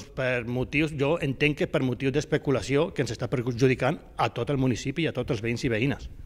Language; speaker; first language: Catalan; native; Catalan